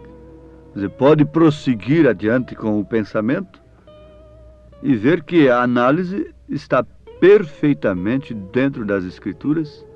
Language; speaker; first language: Portuguese; native; Portuguese